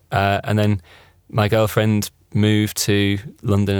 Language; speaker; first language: English; native; English